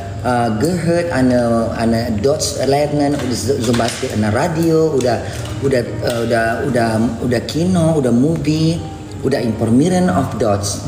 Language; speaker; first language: German; non-native, learner; Indonesian